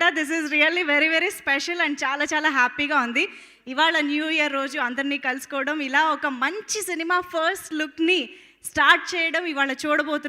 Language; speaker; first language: Telugu; native; Telugu